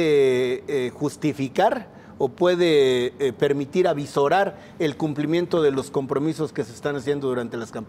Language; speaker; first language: Spanish; native; Spanish